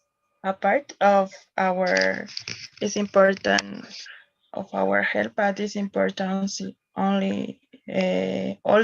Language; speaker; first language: English; non-native, learner; Spanish